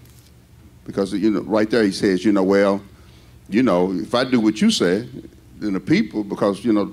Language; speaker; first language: English; native; English